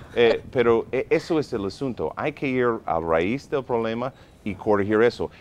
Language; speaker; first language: Spanish; non-native, fluent; English